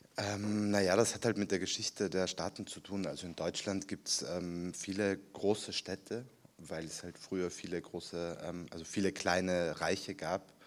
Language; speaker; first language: German; early bilingual, other home language; Spanish